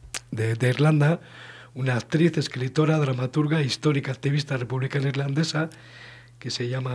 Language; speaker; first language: Spanish; native; Spanish